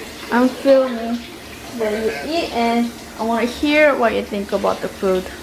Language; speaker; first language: English; non-native, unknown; Korean